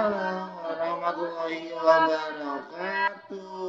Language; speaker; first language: Indonesian; native; Indonesian